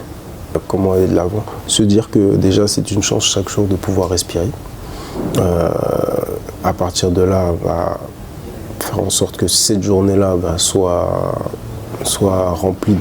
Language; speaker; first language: French; early bilingual, other home language; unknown